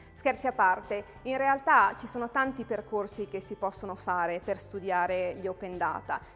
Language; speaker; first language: Italian; native; Italian